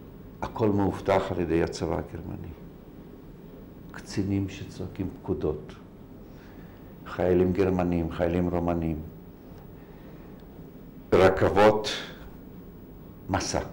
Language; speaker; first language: Hebrew; non-native, fluent; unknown